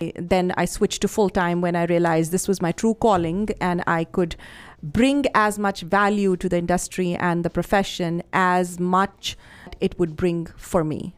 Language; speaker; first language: English; non-native, local second language; Punjabi